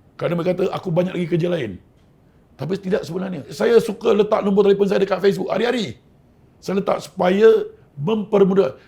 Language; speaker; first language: Malay; non-native, local second language; Chinese